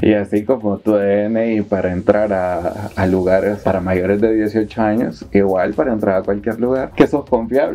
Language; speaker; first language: Spanish; native; Spanish